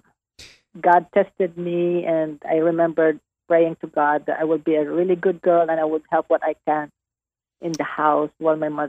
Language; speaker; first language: English; non-native, local second language; Hiligaynon